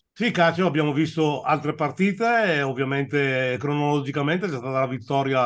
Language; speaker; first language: Italian; native; Italian